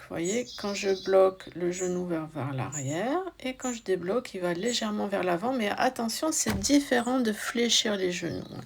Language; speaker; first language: French; native; French